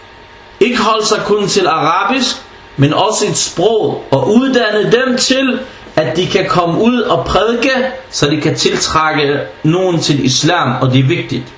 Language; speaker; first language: Danish; early bilingual, other home language; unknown